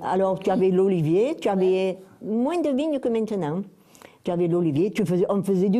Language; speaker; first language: French; native; French